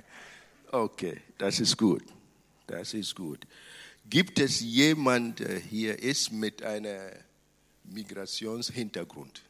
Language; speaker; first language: German; non-native, fluent; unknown